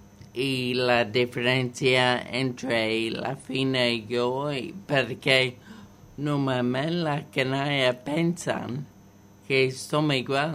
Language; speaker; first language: Catalan; non-native, learner; English